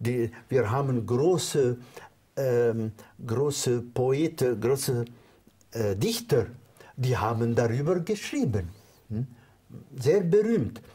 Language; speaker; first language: German; non-native, fluent; Arabic